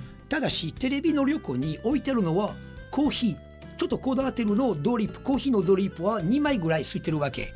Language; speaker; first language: Japanese; non-native, fluent; French